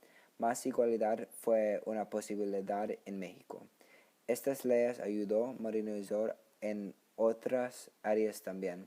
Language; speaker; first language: Spanish; non-native, learner; English